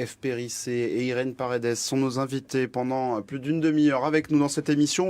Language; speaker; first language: French; native; French